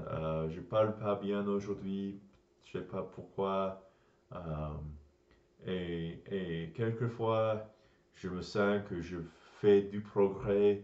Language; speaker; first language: French; non-native, learner; English